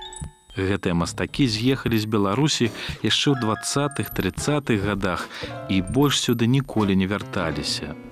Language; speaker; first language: Belarusian; native; Belarusian